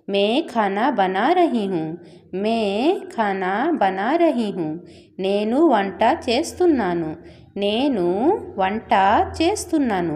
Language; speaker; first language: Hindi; non-native, local second language; Odia